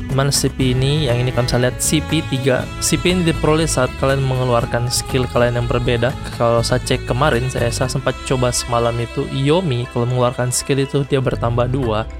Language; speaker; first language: Indonesian; native; Indonesian